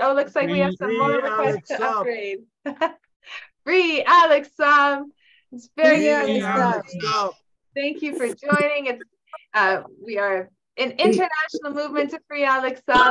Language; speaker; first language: English; native; English